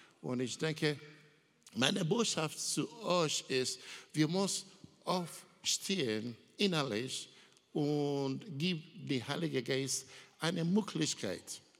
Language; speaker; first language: German; non-native, learner; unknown